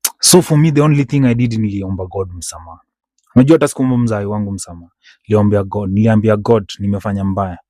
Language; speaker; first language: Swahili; native; Swahili